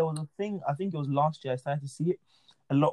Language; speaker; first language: English; non-native, local second language; Yoruba